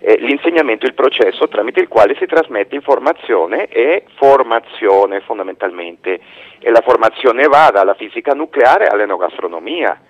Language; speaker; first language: Italian; non-native, fluent; Spanish